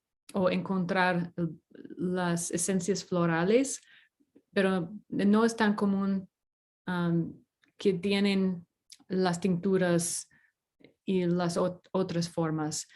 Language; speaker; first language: Spanish; non-native, fluent; English